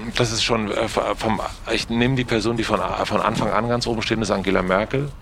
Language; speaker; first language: German; native; German